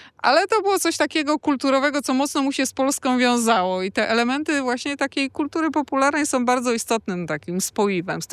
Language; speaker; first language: Polish; native; Polish